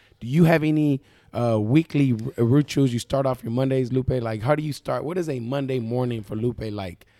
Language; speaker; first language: English; native; English